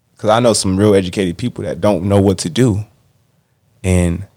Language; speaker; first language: English; native; English